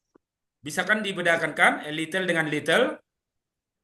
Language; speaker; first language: Indonesian; native; Indonesian